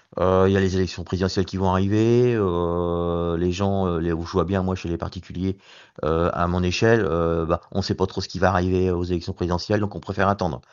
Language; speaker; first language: French; native; French